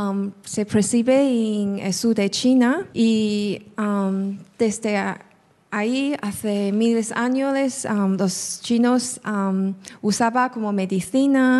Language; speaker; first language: Spanish; non-native, fluent; Chinese